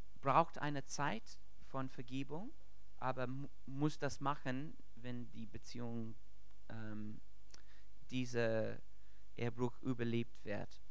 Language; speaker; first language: German; non-native, learner; English